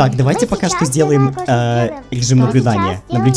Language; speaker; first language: Russian; native; Russian